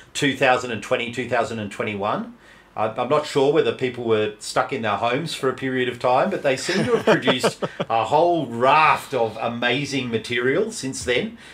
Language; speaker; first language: English; native; English